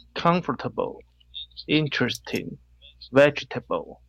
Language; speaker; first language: English; non-native, learner; Chinese